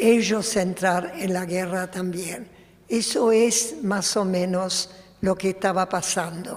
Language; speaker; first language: Spanish; early bilingual, other home language; Polish